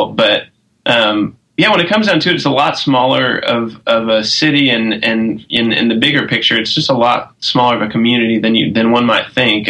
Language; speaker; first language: English; native; English